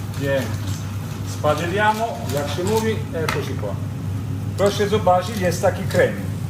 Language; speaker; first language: Polish; non-native, learner; Italian